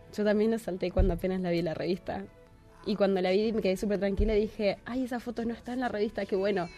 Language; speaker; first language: Spanish; native; Spanish